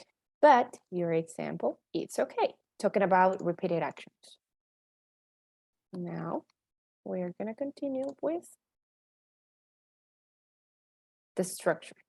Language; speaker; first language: English; non-native, fluent; Spanish